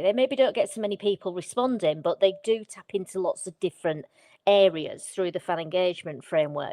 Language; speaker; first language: English; native; English